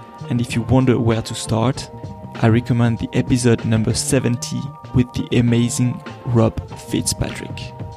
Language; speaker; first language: English; non-native, fluent; French